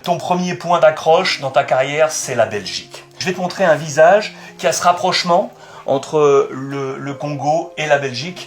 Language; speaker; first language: French; native; French